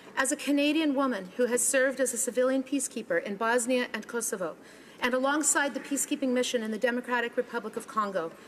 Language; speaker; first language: English; native; English